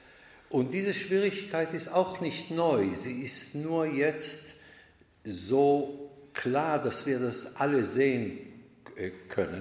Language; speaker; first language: German; non-native, fluent; Hebrew